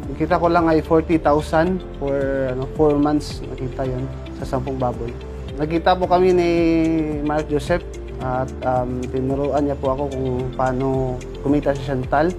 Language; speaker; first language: Filipino; non-native, local second language; Cebuano